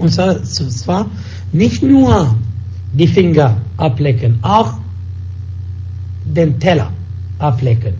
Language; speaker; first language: German; non-native, fluent; Arabic